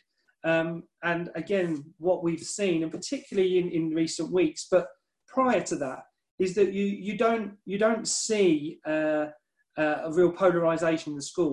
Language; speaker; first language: English; native; English